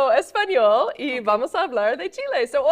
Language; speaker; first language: Spanish; non-native, fluent; English